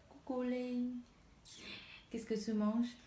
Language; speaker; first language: French; non-native, learner; Vietnamese